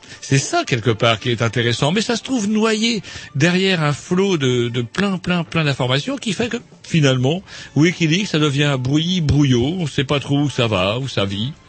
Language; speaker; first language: French; native; French